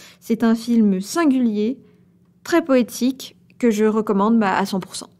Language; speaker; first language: French; native; French